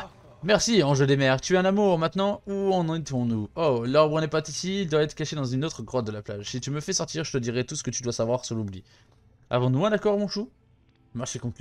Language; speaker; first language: French; native; French